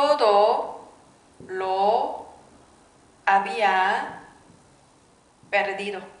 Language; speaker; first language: Spanish; non-native, learner; Korean